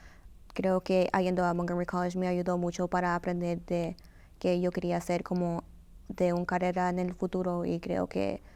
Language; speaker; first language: Spanish; early bilingual, heritage; Spanish